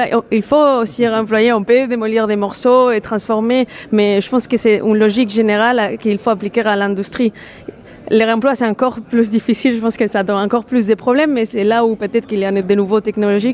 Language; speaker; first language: French; non-native, fluent; Spanish